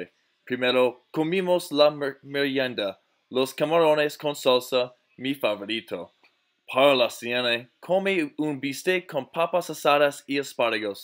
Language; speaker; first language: Spanish; non-native, learner; English